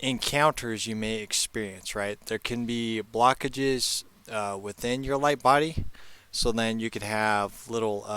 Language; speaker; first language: English; native; English